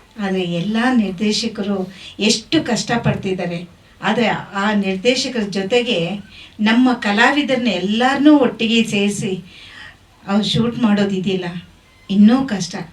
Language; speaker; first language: Kannada; native; Kannada